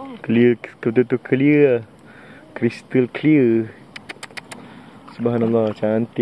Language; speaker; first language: Malay; native; Malay